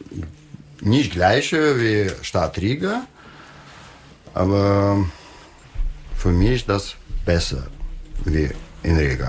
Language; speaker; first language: German; non-native, learner; Russian